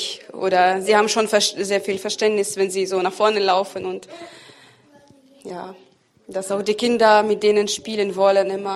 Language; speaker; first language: German; non-native, fluent; Russian